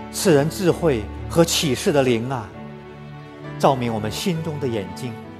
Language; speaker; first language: Chinese; native; Chinese